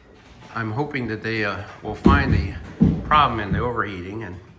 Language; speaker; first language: English; native; English